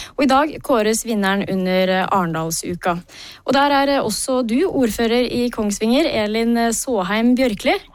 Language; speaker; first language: Norwegian; native; Norwegian